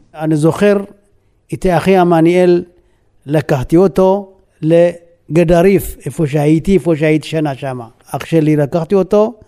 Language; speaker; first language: Hebrew; non-native, fluent; Tigrinya